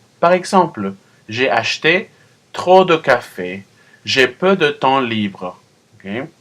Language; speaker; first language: French; non-native, fluent; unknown